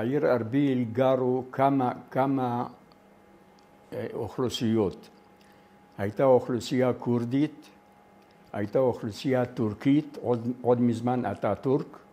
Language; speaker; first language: Hebrew; non-native, fluent; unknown